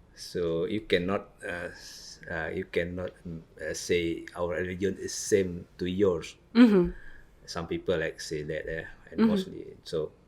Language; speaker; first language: English; non-native, learner; Indonesian